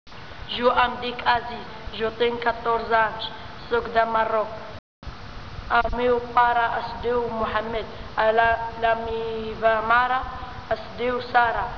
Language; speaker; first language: Catalan; non-native, learner; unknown